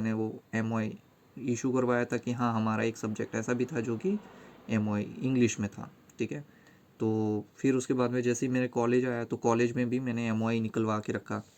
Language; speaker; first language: Hindi; native; Hindi